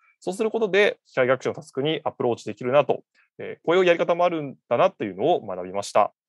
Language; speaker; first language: Japanese; native; Japanese